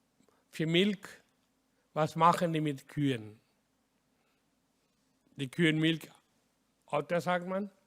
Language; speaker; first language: German; non-native, learner; Hindi